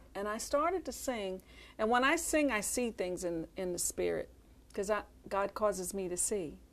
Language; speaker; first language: English; native; English